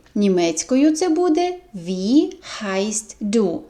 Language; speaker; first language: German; non-native, fluent; Ukrainian